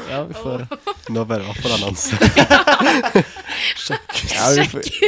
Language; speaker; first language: Norwegian; native; Norwegian